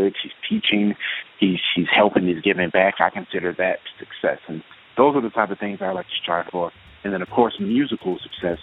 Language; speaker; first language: English; native; English